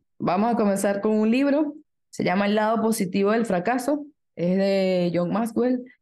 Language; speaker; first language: Spanish; native; Spanish